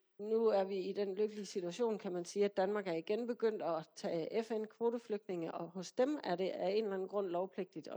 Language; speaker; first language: Danish; native; Danish